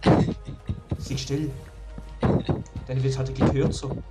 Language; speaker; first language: German; native; German